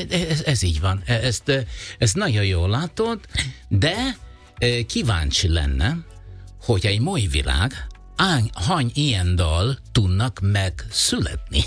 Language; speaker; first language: Hungarian; non-native, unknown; Italian